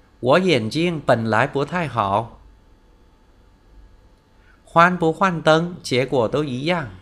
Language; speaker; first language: Chinese; non-native, fluent; Vietnamese